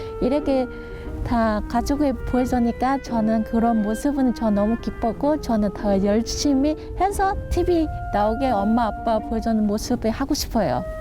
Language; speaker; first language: Korean; non-native, learner; Vietnamese